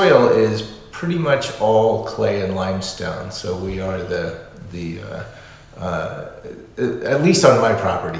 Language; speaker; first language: English; native; English